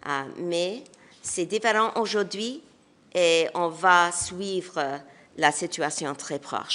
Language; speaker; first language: French; non-native, local second language; English